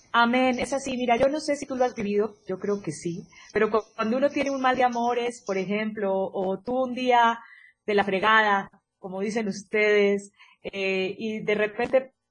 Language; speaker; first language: Spanish; native; Spanish